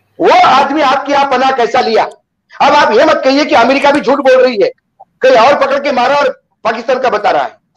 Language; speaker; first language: Hindi; non-native, local second language; Marathi